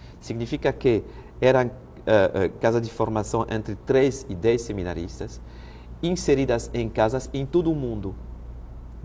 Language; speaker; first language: Portuguese; non-native, fluent; French